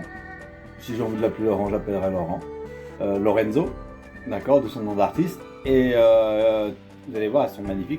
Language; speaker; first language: French; native; French